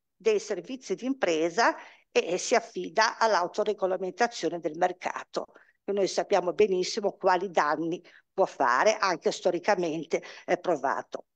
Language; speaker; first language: Italian; native; Italian